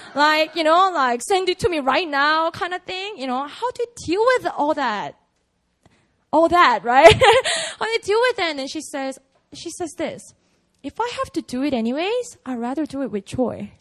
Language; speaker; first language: English; non-native, fluent; Korean